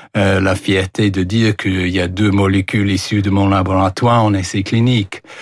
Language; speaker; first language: French; non-native, fluent; English